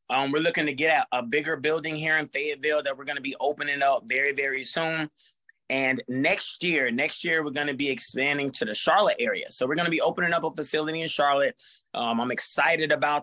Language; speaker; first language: English; native; English